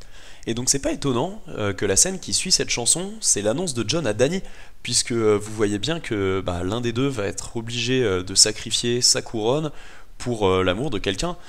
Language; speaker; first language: French; native; French